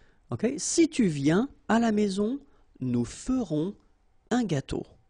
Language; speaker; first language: French; native; French